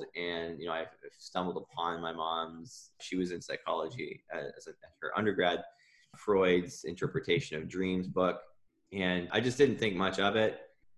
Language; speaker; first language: English; native; English